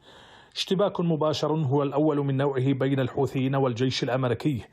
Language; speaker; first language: Arabic; native; Arabic